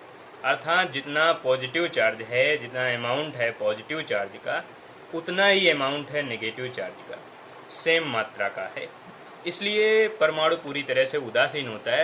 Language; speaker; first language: Hindi; native; Hindi